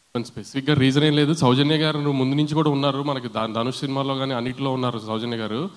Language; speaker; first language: Telugu; native; Telugu